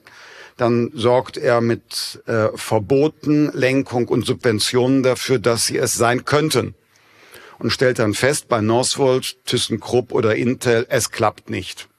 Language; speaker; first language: German; native; German